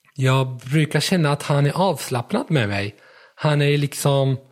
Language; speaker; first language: Swedish; early bilingual, other home language; Arabic